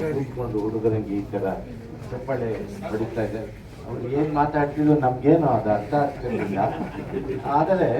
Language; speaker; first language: Kannada; native; Kannada